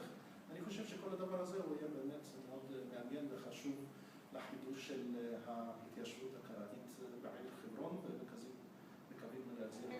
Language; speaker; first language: Hebrew; non-native, fluent; Russian